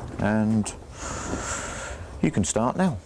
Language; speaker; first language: English; native; English